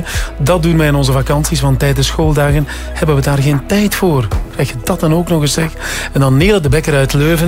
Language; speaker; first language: Dutch; native; Dutch